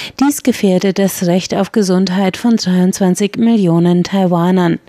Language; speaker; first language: German; native; German